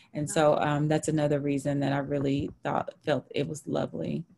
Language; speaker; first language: English; native; English